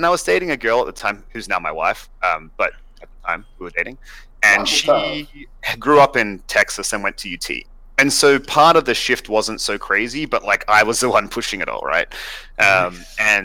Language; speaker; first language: English; native; English